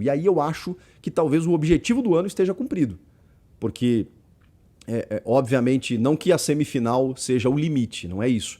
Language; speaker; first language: Portuguese; native; Portuguese